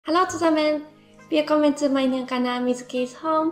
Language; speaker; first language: German; non-native, fluent; Japanese